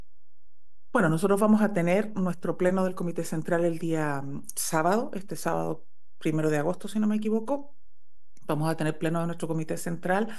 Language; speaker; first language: Spanish; native; Spanish